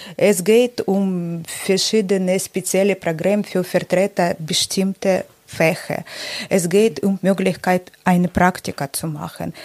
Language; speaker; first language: German; non-native, learner; Ukrainian